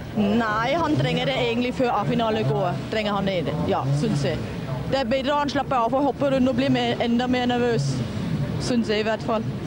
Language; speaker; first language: Norwegian; non-native, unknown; German